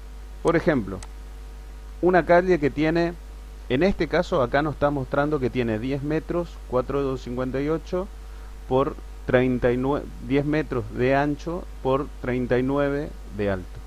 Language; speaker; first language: Spanish; native; Spanish